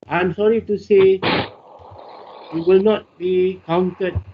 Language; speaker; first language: English; non-native, local second language; Malay